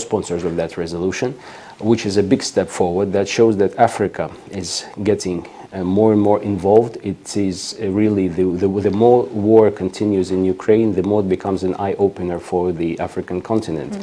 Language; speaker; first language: English; non-native, fluent; Ukrainian